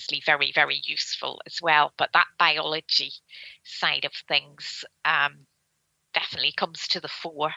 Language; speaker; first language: English; native; English